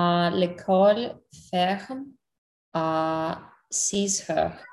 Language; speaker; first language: French; non-native, learner; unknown